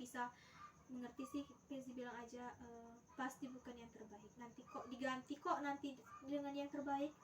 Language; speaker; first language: Indonesian; native; Indonesian